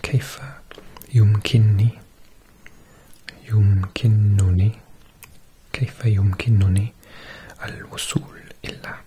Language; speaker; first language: Arabic; non-native, learner; English